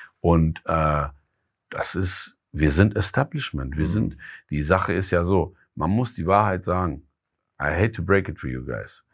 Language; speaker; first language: German; early bilingual, other home language; Persian